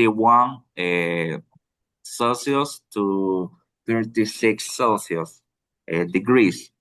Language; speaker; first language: English; non-native, learner; Spanish